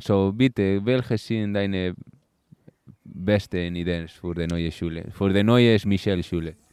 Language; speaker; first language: German; non-native, learner; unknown